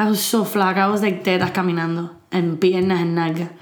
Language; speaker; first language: English; early bilingual, other home language; Spanish